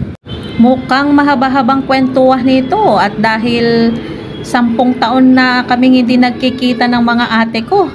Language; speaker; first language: Filipino; non-native, local second language; Waray